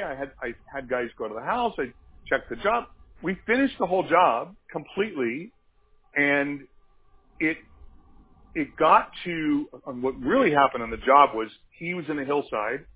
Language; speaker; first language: English; native; English